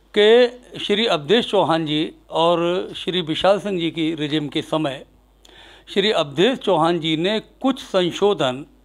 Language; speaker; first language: Hindi; native; Hindi